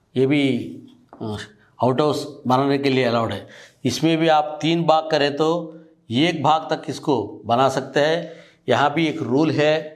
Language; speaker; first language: Hindi; non-native, local second language; Telugu